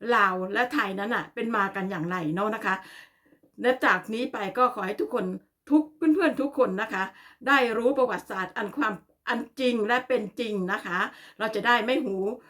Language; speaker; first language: Thai; native; Thai